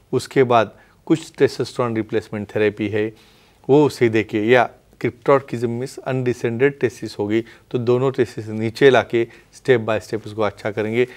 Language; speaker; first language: Hindi; non-native, local second language; Marathi